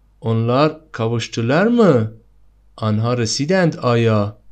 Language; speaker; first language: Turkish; non-native, fluent; Persian